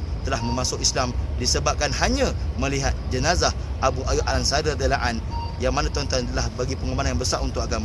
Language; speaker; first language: Malay; native; Malay